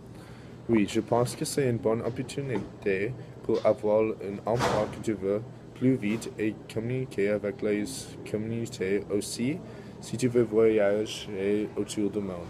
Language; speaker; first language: French; non-native, learner; English